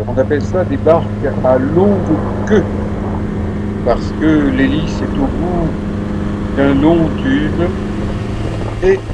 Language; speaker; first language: French; native; French